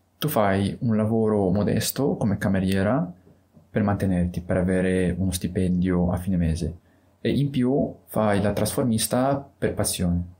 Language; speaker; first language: Italian; native; Italian